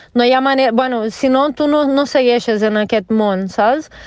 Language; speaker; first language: Catalan; non-native, fluent; Portuguese